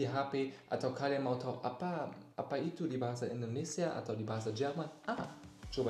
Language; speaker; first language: Indonesian; non-native, learner; German